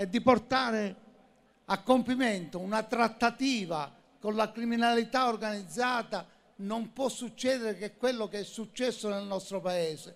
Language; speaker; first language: Italian; native; Italian